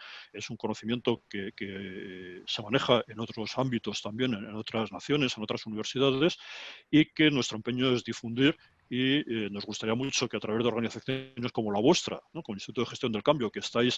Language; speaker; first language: Spanish; native; Spanish